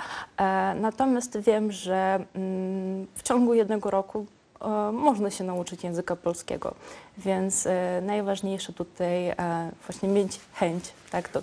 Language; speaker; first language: Polish; non-native, local second language; Ukrainian